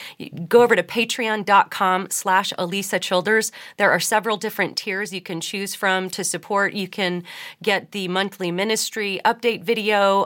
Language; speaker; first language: English; native; English